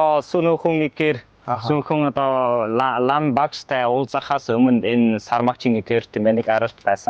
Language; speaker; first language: Mongolian; non-native, learner; Vietnamese